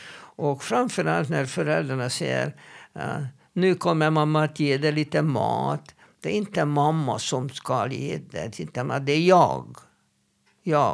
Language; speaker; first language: Swedish; non-native, fluent; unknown